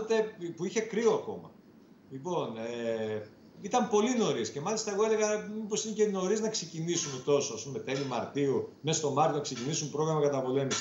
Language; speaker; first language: Greek; native; Greek